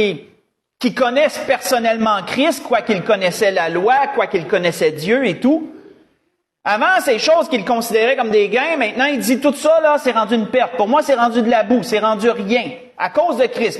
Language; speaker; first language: French; native; French